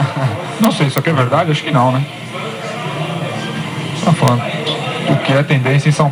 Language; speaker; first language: Portuguese; native; Portuguese